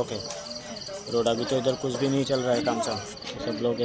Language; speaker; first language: Hindi; non-native, local second language; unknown